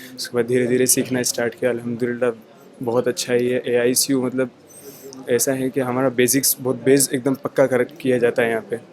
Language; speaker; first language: Hindi; native; Hindi